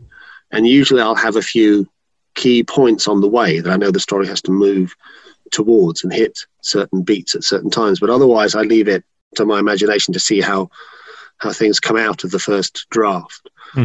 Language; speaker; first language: English; native; English